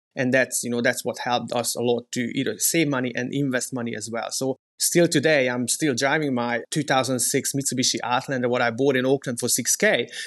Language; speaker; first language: English; non-native, fluent; Hungarian